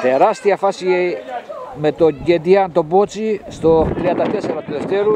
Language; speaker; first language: Greek; native; Greek